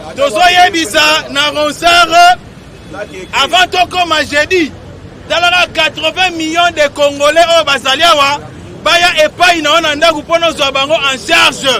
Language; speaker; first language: Lingala; native; Lingala